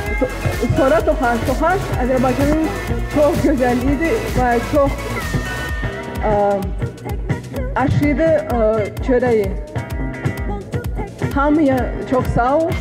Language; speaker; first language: Turkish; non-native, learner; Azerbaijani